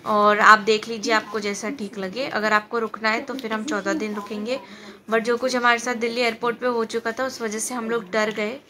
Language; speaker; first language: Hindi; native; Hindi